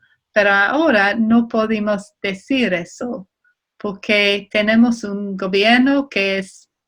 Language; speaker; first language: Spanish; non-native, fluent; English